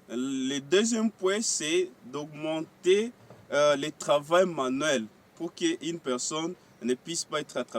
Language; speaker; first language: French; non-native, local second language; Swahili